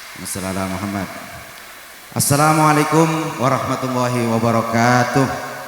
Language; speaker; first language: Indonesian; non-native, local second language; Madurese